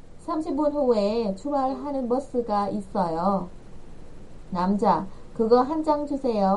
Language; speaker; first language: Korean; non-native, fluent; Vietnamese